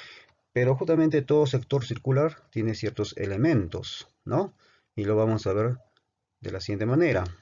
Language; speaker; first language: Spanish; native; Spanish